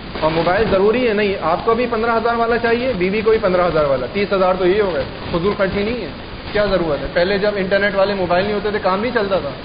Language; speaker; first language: Urdu; native; Urdu